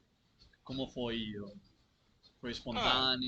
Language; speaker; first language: Portuguese; non-native, learner; Catalan